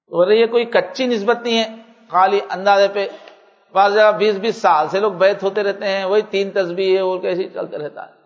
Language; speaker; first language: Urdu; native; Urdu